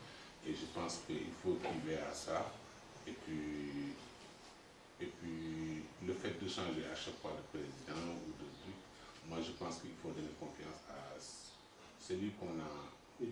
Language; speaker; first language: French; non-native, local second language; Wolof